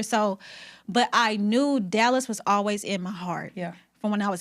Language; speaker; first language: English; native; English